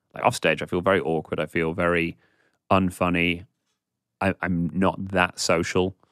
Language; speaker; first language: English; native; English